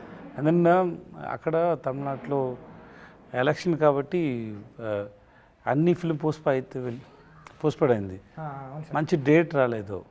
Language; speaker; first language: Telugu; non-native, learner; Tamil